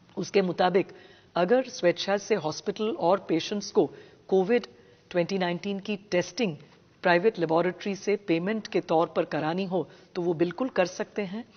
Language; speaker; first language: Hindi; non-native, local second language; Gujarati